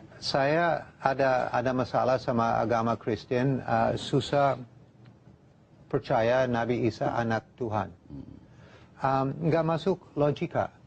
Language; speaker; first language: Indonesian; non-native, learner; English